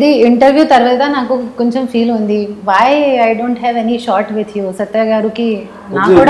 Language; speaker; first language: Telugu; non-native, learner; Hindi